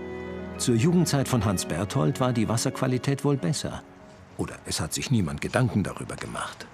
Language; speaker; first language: German; native; German